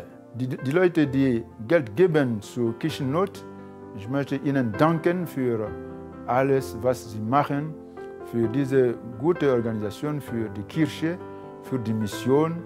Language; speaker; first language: German; non-native, learner; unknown